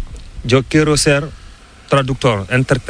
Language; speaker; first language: Spanish; non-native, learner; Fula